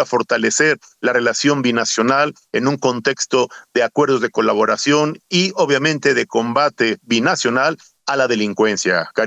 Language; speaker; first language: Spanish; native; Spanish